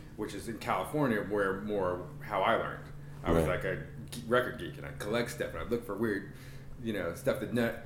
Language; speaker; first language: English; native; English